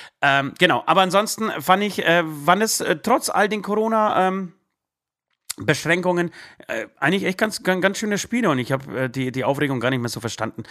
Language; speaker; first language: German; early bilingual, other home language; Polish